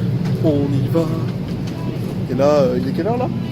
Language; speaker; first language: French; native; French